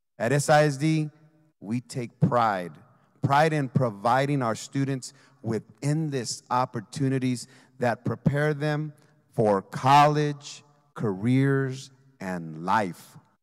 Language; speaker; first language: English; native; English